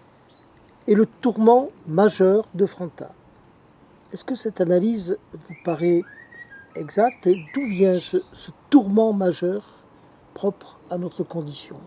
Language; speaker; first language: French; native; French